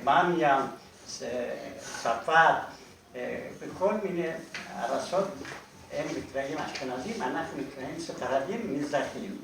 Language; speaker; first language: Hebrew; non-native, fluent; Persian